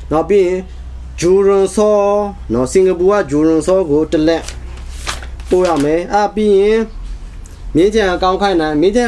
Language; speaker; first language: Burmese; non-native, local second language; Tedim Chin